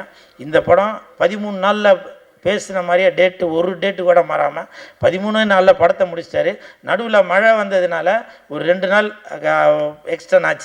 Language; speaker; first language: Tamil; native; Tamil